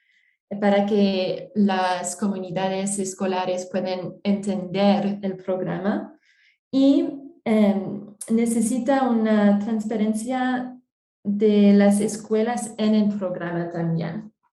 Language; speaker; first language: Spanish; non-native, fluent; French